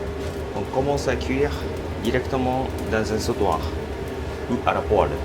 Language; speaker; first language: French; non-native, fluent; Japanese